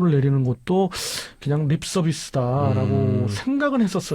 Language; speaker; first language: Korean; native; Korean